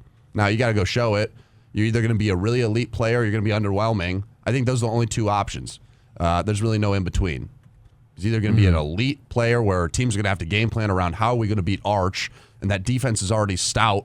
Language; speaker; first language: English; native; English